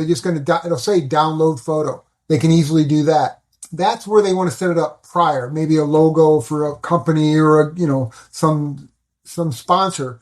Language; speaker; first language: English; native; English